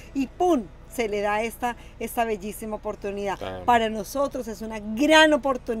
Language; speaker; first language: Spanish; native; Spanish